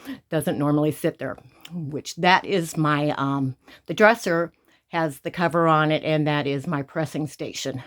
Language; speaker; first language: English; native; English